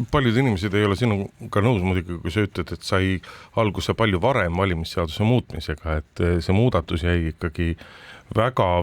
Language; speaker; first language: Estonian; native; Estonian